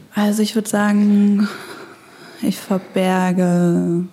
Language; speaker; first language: German; native; German